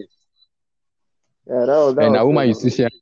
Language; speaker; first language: English; non-native, local second language; Yoruba